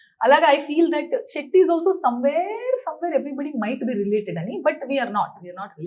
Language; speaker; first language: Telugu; non-native, local second language; Tulu